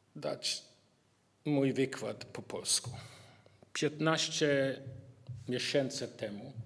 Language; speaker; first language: Polish; non-native, learner; English